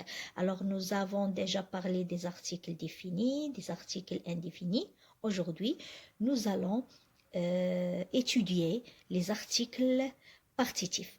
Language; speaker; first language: French; non-native, local second language; Arabic